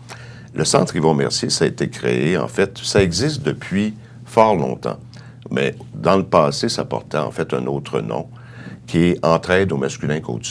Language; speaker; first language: French; native; French